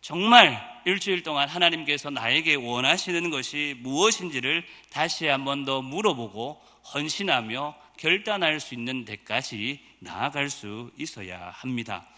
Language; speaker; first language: Korean; native; Korean